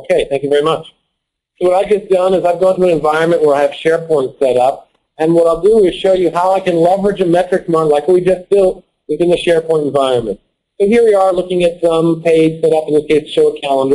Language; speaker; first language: English; native; English